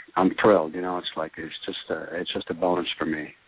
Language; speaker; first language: English; early bilingual, other home language; French